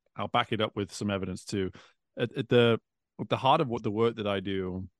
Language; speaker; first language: English; native; English